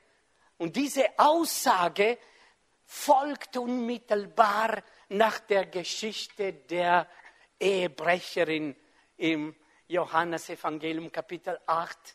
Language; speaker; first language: German; non-native, fluent; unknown